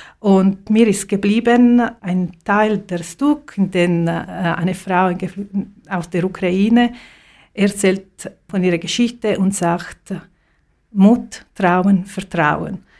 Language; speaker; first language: German; non-native, fluent; Italian